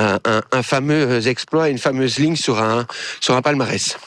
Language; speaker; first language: French; native; French